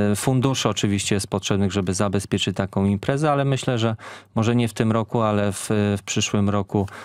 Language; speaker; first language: Polish; native; Polish